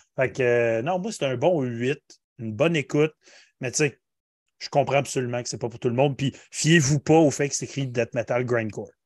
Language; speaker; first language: French; native; French